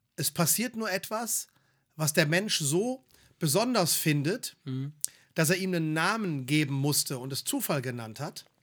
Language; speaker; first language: German; native; German